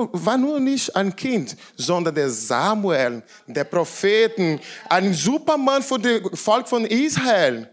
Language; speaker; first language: German; non-native, learner; Portuguese